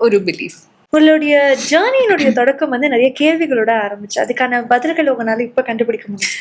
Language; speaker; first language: Tamil; native; Tamil